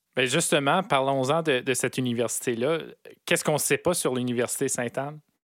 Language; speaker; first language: French; native; French